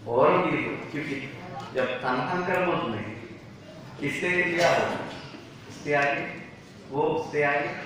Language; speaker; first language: Hindi; non-native, learner; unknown